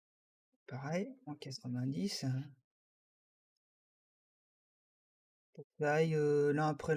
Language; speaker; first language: French; native; French